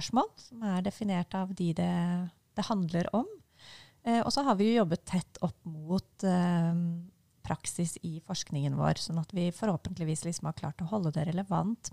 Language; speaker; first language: Norwegian; native; Norwegian